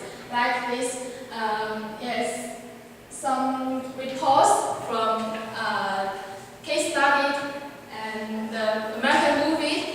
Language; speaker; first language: English; non-native, learner; Chinese